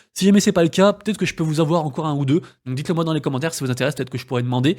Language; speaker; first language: French; native; French